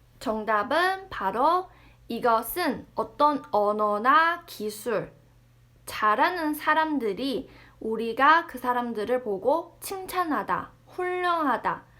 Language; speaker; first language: Korean; non-native, fluent; Chinese